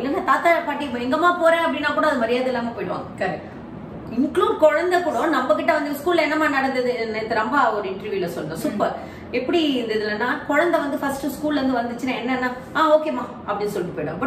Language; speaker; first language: Tamil; native; Tamil